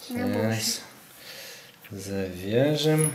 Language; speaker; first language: Russian; native; Russian